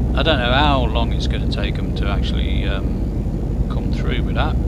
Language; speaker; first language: English; native; English